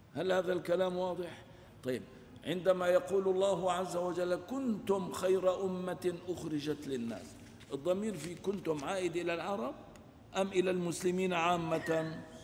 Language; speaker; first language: Arabic; non-native, local second language; Kurdish